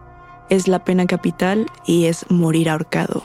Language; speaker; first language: Spanish; native; Spanish